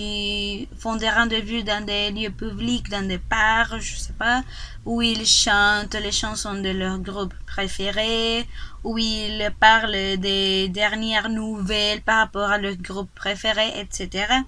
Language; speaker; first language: French; non-native, learner; Spanish